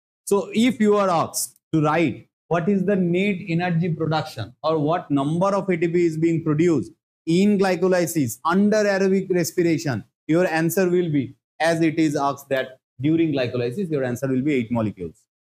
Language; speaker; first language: English; non-native, local second language; Bangla